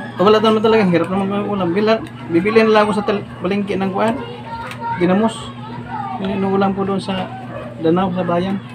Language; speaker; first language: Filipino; non-native, local second language; Cebuano